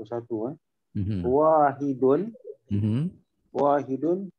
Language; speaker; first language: Arabic; non-native, learner; Malay